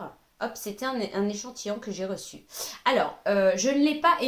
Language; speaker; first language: French; native; French